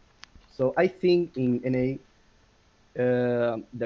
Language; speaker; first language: English; non-native, learner; Spanish